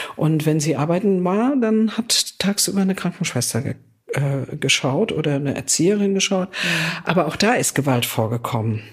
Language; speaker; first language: German; native; German